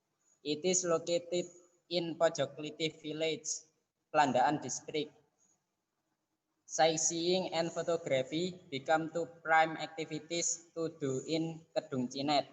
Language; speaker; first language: English; non-native, learner; Indonesian